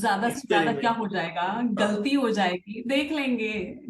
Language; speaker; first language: Hindi; native; Hindi